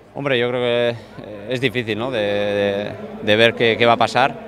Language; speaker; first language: Spanish; native; Spanish